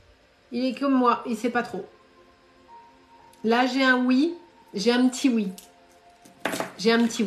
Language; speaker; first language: French; native; French